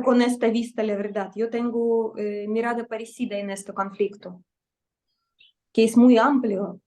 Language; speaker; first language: Spanish; non-native, fluent; Russian